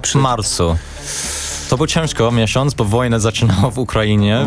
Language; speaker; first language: Polish; non-native, learner; English